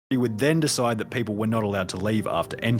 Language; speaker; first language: English; native; English